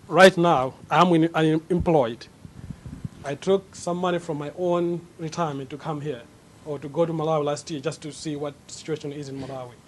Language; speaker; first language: English; non-native, local second language; Nyanja